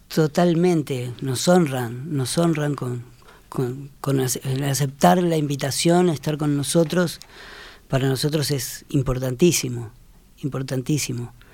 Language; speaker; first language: Spanish; native; Spanish